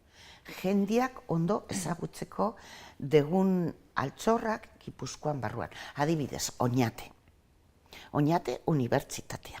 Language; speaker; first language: Basque; non-native, local second language; Spanish